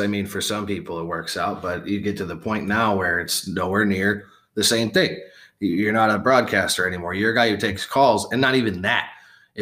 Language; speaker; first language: English; native; English